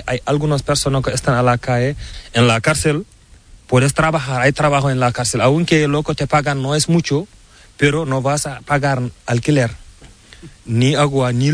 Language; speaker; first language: Spanish; non-native, learner; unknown